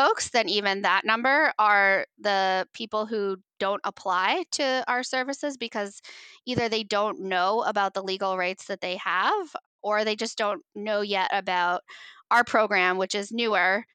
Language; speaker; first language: English; native; English